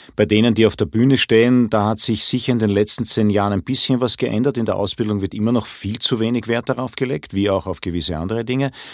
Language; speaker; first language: German; native; German